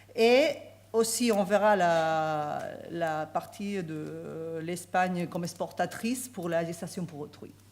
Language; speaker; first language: French; non-native, fluent; Spanish